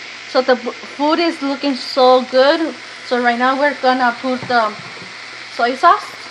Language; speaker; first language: English; non-native, learner; Spanish